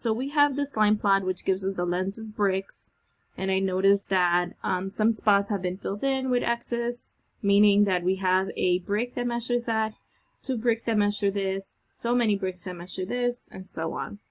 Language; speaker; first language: English; native; English